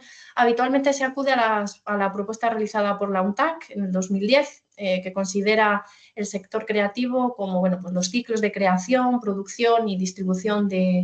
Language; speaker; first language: Spanish; native; Spanish